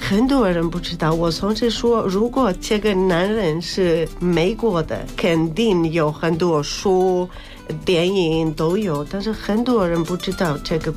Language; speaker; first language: Chinese; non-native, learner; Spanish